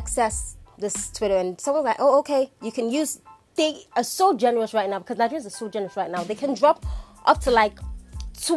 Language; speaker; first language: English; non-native, local second language; Igbo